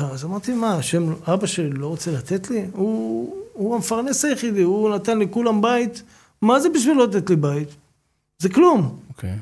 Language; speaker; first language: Hebrew; native; Hebrew